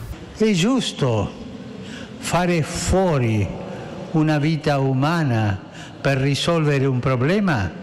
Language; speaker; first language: Italian; non-native, fluent; Spanish